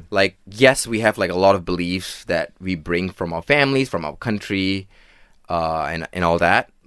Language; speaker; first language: English; non-native, local second language; Tamil